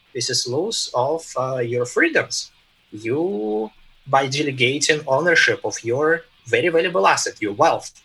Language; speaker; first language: English; non-native, fluent; Russian